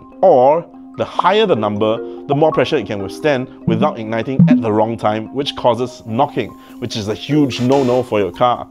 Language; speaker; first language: English; native; English